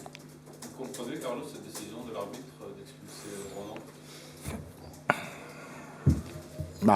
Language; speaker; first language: French; native; French